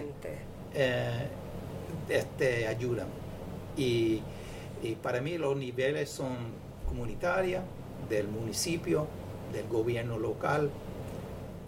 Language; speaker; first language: Spanish; non-native, fluent; English